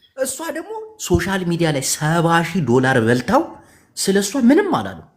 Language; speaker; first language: Amharic; native; Amharic